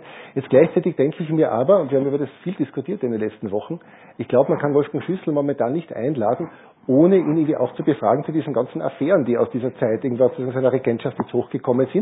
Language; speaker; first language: German; native; German